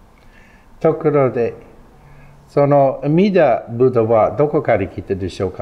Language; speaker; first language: Japanese; non-native, fluent; English